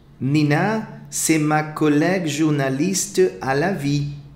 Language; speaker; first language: French; non-native, fluent; Portuguese